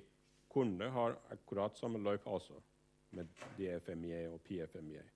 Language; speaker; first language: Norwegian; non-native, fluent; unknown